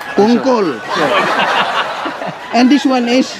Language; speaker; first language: English; non-native, local second language; Waray